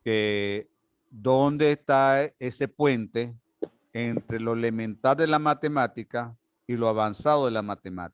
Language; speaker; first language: Spanish; native; Spanish